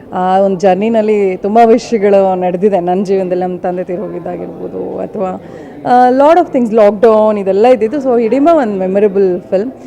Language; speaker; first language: Kannada; native; Kannada